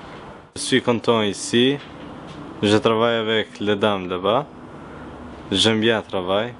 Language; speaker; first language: French; non-native, learner; Albanian